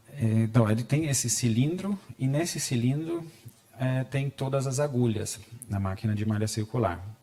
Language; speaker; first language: Portuguese; non-native, fluent; German